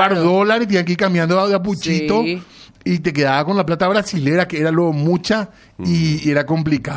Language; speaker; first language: Spanish; native; Spanish